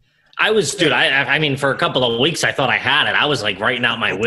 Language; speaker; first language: English; native; English